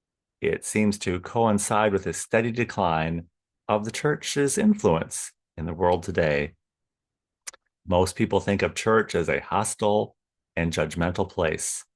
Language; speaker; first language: English; native; English